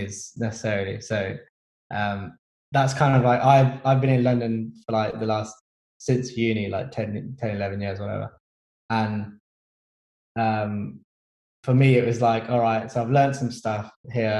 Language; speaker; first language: English; native; English